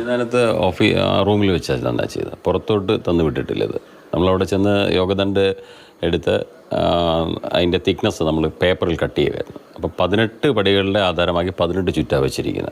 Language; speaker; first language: Malayalam; native; Malayalam